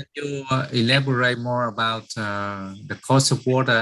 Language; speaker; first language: English; non-native, learner; Vietnamese